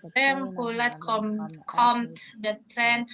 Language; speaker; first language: Dutch; non-native, learner; Indonesian